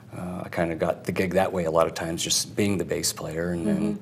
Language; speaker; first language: English; native; English